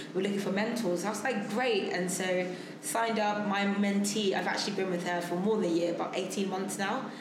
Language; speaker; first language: English; native; English